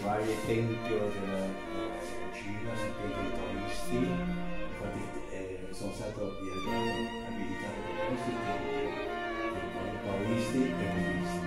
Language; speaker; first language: Italian; non-native, learner; Chinese